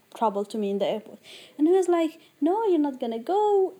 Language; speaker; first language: English; non-native, fluent; Arabic